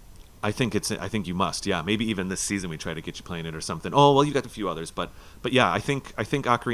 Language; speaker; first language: English; native; English